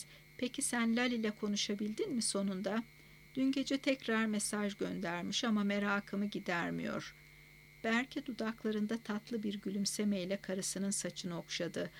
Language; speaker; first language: Turkish; native; Turkish